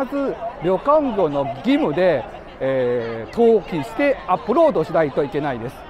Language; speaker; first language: Japanese; non-native, fluent; Chinese